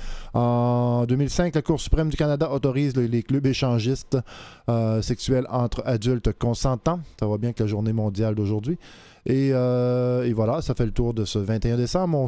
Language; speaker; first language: French; native; French